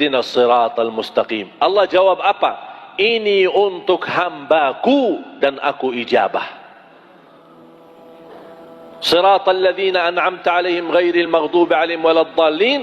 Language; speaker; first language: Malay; non-native, fluent; Arabic